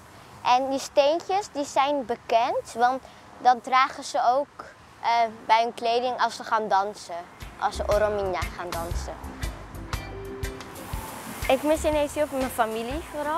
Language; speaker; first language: Dutch; early bilingual, other home language; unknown